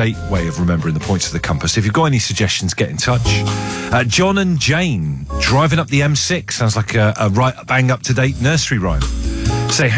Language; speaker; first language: English; native; English